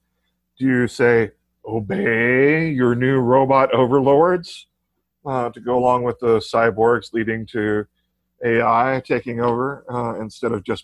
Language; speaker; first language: English; native; English